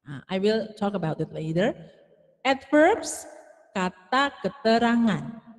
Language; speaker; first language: English; non-native, fluent; Indonesian